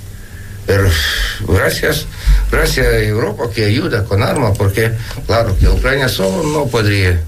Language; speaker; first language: Spanish; non-native, learner; Ukrainian